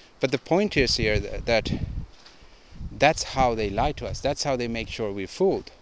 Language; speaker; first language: English; non-native, fluent; Swedish